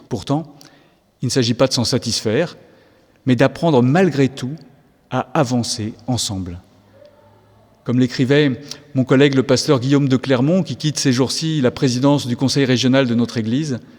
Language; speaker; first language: French; native; French